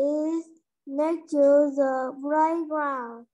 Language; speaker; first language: English; non-native, learner; Vietnamese